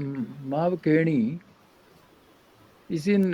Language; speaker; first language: Hindi; native; Hindi